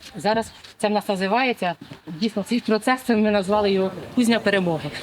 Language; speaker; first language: Ukrainian; native; Ukrainian